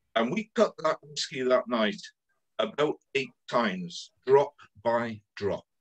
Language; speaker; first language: English; native; English